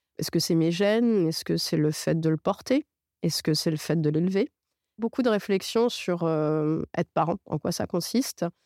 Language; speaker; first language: French; non-native, local second language; Arabic